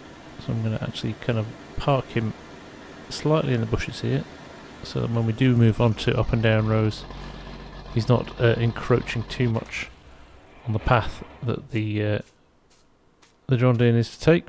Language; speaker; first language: English; native; English